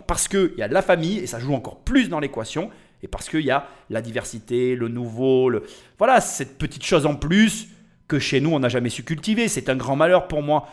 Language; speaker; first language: French; native; French